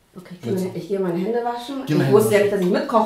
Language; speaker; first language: German; non-native, fluent; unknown